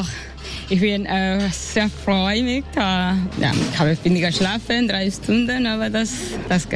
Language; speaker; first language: German; non-native, learner; Spanish